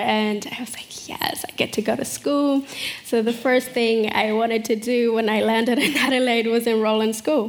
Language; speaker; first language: English; early bilingual, other home language; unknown